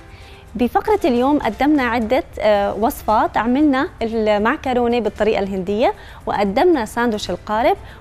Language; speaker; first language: Arabic; native; Arabic